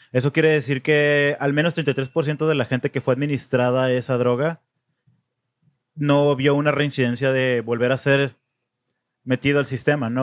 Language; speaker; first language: Spanish; native; Spanish